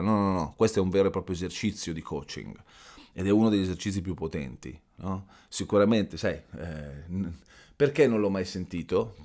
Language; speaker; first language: Italian; native; Italian